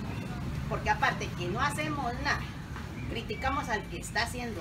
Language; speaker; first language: Spanish; native; Spanish